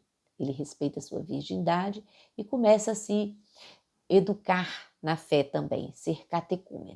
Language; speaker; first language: Portuguese; native; Portuguese